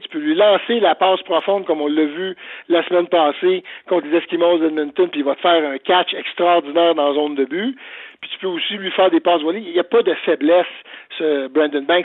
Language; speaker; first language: French; native; French